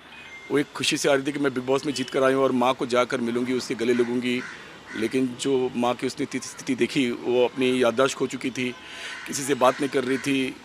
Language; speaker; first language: Hindi; native; Hindi